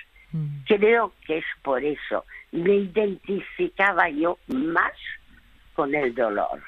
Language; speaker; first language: Spanish; early bilingual, other home language; French